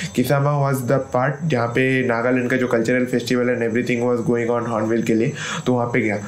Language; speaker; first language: Hindi; non-native, local second language; Bangla